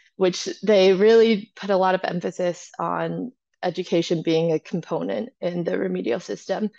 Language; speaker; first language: English; native; English